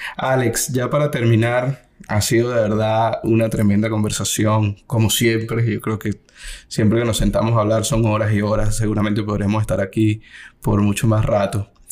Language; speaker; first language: Spanish; native; Spanish